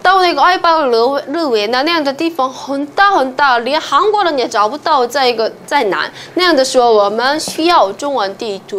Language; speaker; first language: Chinese; non-native, fluent; Korean